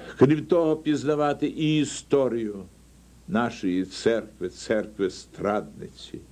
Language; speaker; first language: Ukrainian; native; Ukrainian